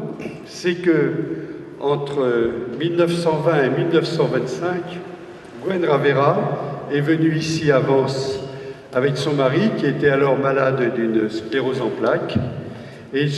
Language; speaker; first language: French; native; French